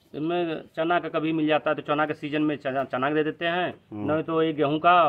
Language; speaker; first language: Hindi; native; Hindi